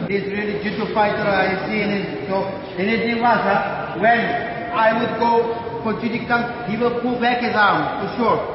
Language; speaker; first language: English; non-native, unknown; Dutch